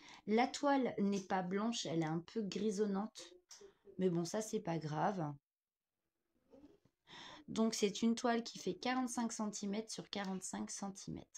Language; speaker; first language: French; native; French